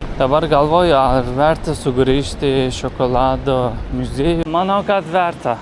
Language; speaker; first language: Lithuanian; non-native, learner; Turkish